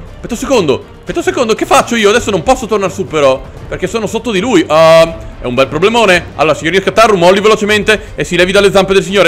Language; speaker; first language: Italian; native; Italian